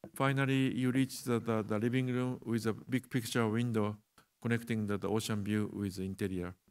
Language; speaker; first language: English; non-native, learner; Japanese